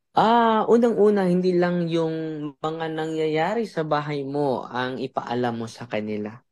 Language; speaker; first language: Filipino; non-native, local second language; Cebuano